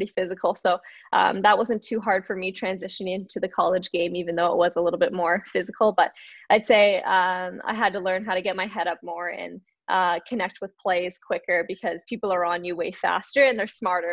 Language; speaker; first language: English; native; English